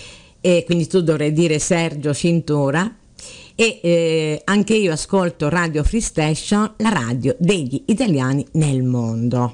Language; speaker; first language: Italian; native; Italian